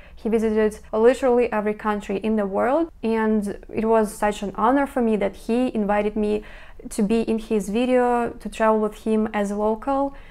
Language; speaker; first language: English; non-native, fluent; Russian